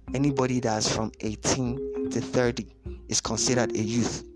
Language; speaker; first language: English; non-native, local second language; Yoruba